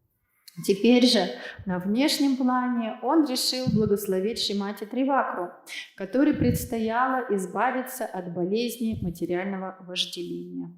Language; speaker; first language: Russian; native; Russian